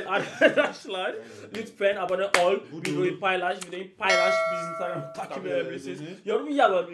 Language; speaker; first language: Turkish; non-native, learner; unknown